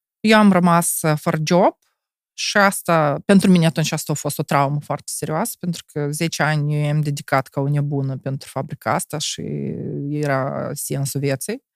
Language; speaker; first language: Romanian; non-native, local second language; Russian